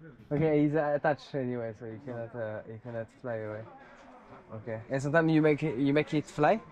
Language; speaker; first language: English; non-native, fluent; French